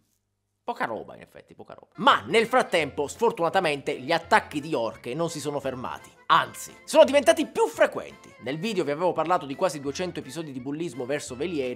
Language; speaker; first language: Italian; native; Italian